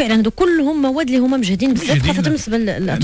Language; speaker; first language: Arabic; native; Arabic